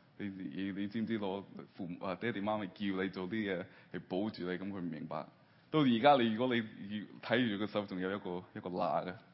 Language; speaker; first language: Cantonese; early bilingual, heritage; Cantonese